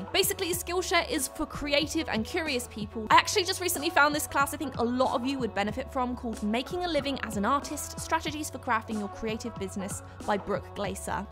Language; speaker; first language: English; native; English